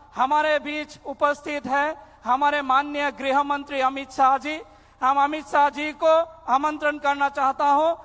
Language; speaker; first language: Hindi; non-native, local second language; Assamese